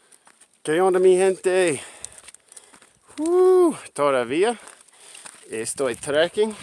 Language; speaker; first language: Spanish; non-native, learner; English